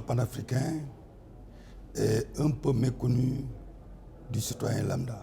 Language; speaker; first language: French; non-native, local second language; Wolof